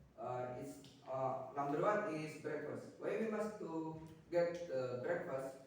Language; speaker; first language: English; non-native, learner; Indonesian